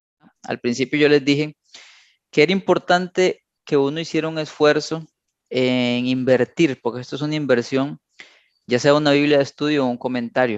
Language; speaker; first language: Spanish; native; Spanish